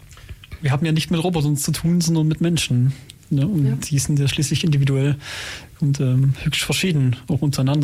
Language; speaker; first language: German; native; German